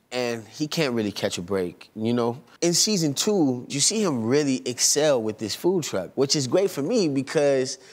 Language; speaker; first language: English; native; English